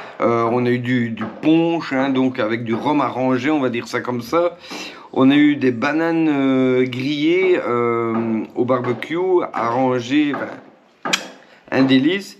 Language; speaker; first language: French; native; French